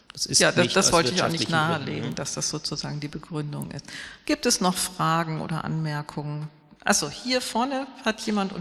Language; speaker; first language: German; native; German